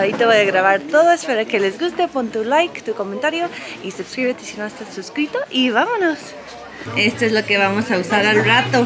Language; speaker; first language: Spanish; non-native, fluent; English